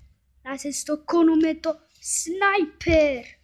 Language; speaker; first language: Greek; early bilingual, heritage; Greek